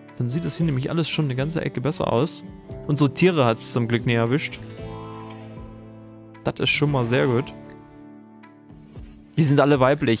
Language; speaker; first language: German; native; German